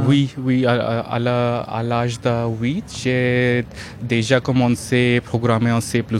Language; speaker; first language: French; non-native, learner; Hindi